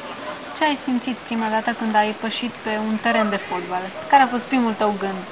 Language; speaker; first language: Romanian; native; Romanian